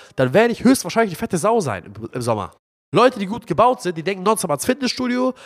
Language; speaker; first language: German; non-native, fluent; Arabic